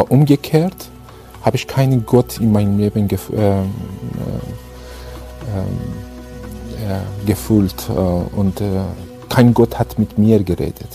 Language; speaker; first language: German; non-native, fluent; Persian